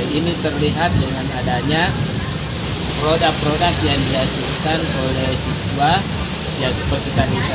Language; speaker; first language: Indonesian; native; Indonesian